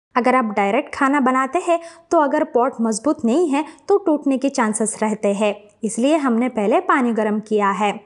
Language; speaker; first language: Hindi; non-native, local second language; Kannada